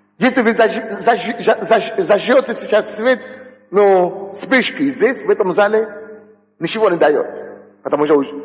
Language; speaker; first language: Russian; non-native, fluent; Yoruba